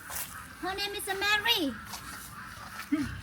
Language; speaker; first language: English; non-native, learner; Vietnamese